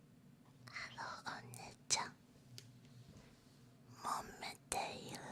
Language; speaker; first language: Japanese; non-native, learner; Chinese